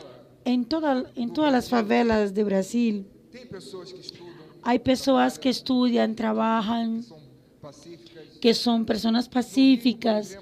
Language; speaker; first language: Spanish; non-native, fluent; Portuguese